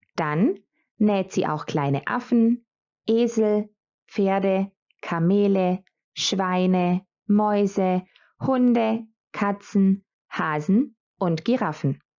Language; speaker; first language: German; non-native, fluent; Croatian